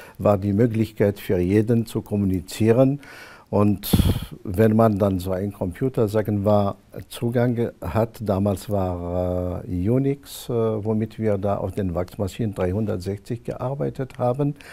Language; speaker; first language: German; non-native, fluent; Arabic